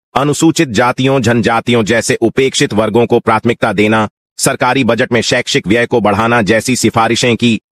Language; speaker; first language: Hindi; non-native, local second language; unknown